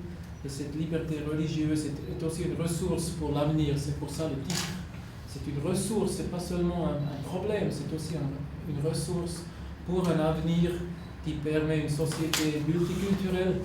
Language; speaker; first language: French; non-native, fluent; German